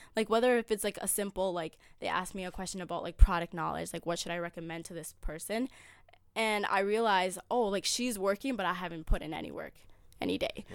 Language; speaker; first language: English; early bilingual, other home language; Amharic